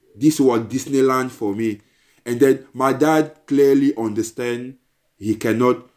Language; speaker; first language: English; non-native, local second language; Basaa